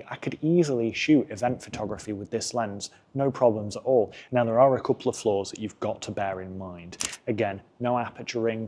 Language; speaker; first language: English; native; English